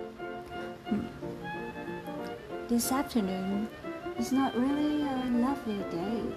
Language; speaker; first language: English; non-native, fluent; Vietnamese